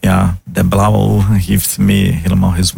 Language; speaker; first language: Dutch; non-native, fluent; Portuguese